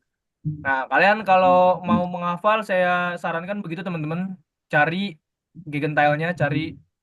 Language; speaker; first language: Indonesian; native; Indonesian